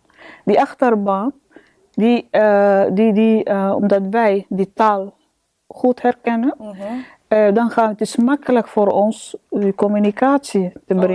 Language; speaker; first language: Dutch; non-native, learner; Arabic